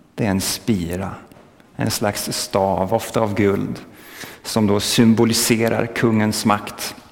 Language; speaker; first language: Swedish; early bilingual, other home language; French